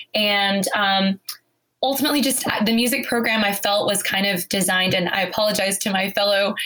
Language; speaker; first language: English; native; English